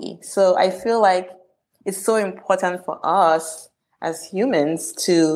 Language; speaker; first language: English; non-native, local second language; Igbo